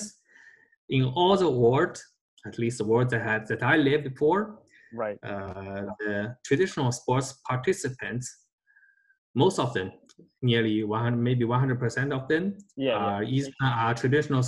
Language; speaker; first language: English; non-native, learner; Chinese